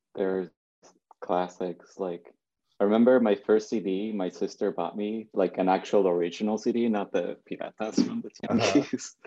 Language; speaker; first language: English; early bilingual, other home language; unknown